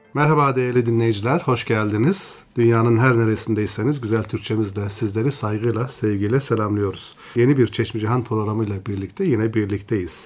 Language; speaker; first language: Turkish; native; Turkish